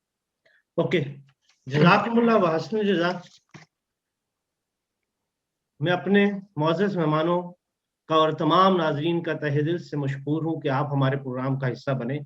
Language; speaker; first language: Urdu; native; Urdu